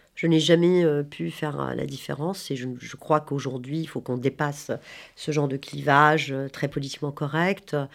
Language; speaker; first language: French; non-native, local second language; Arabic